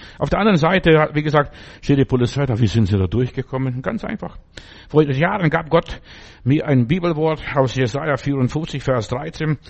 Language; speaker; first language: German; early bilingual, other home language; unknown